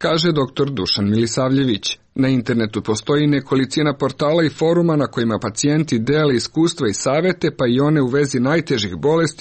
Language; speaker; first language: Serbian; native; Serbian